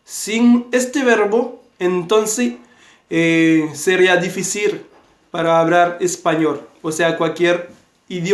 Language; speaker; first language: Spanish; non-native, fluent; Haitian Creole